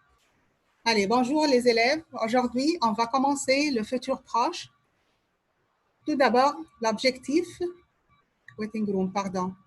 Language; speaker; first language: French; non-native, fluent; Arabic